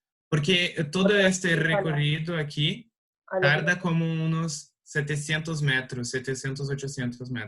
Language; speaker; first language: Spanish; non-native, learner; Portuguese